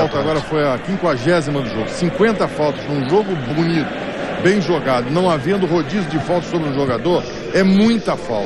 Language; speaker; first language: Portuguese; native; Portuguese